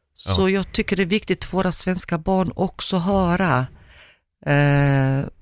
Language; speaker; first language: Swedish; early bilingual, other home language; Croatian